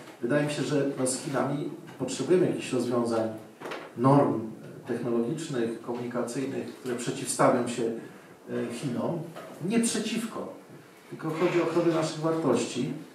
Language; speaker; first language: Polish; non-native, fluent; German